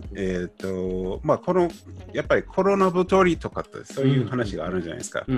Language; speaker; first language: Japanese; non-native, fluent; English